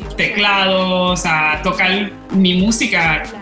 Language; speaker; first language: Spanish; early bilingual, heritage; Spanish